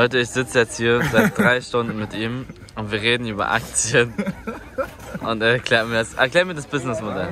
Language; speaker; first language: German; native; German